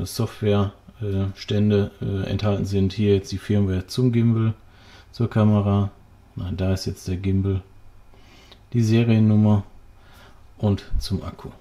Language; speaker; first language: German; native; German